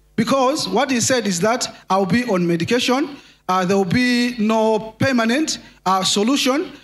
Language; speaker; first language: English; non-native, local second language; Nyanja